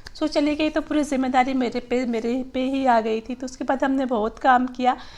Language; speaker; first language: Hindi; non-native, local second language; Gujarati